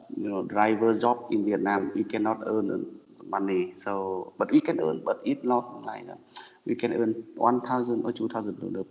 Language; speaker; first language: English; non-native, learner; Vietnamese